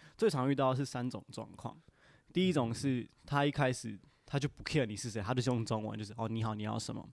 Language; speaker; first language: Chinese; early bilingual, other home language; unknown